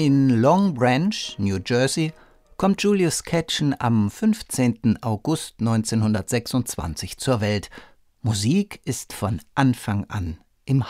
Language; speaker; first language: German; native; German